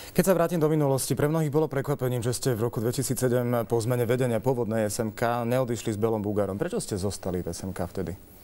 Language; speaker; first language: Slovak; native; Slovak